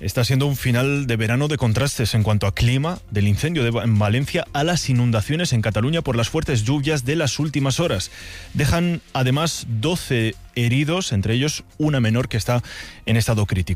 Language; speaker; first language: Spanish; native; Spanish